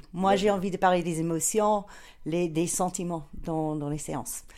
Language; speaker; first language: French; native; French